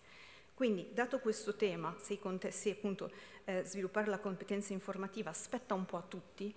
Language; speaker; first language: Italian; native; Italian